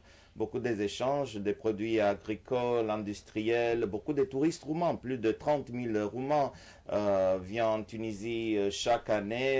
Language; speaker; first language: French; non-native, fluent; Romanian